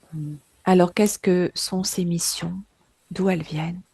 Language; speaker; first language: French; native; French